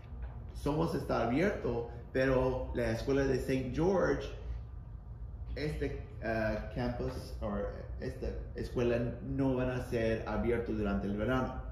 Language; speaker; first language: Spanish; non-native, learner; English